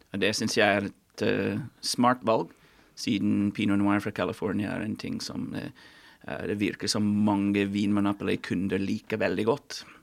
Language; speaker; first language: Norwegian; non-native, fluent; English